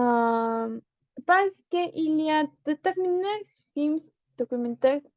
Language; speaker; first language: French; non-native, learner; Spanish